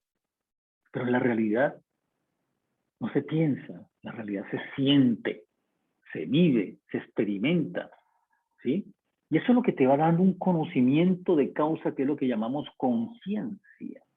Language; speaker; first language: Spanish; native; Spanish